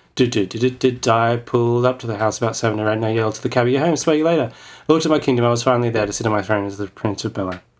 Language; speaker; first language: English; native; English